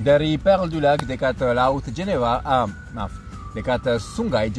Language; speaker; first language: Indonesian; non-native, fluent; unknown